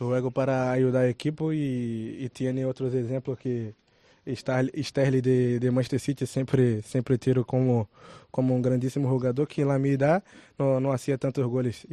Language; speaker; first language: Spanish; non-native, local second language; Portuguese